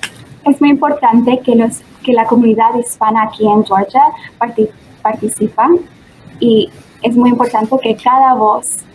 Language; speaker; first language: Spanish; early bilingual, heritage; Spanish